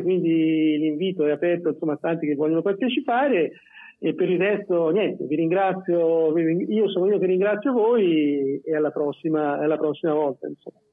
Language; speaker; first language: Italian; native; Italian